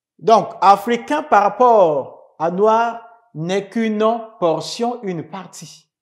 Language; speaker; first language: French; native; French